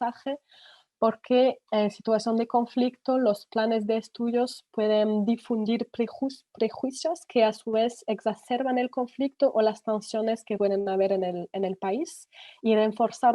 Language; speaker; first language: Spanish; non-native, fluent; French